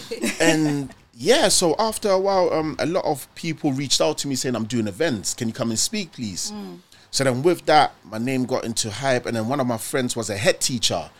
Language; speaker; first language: English; early bilingual, other home language; German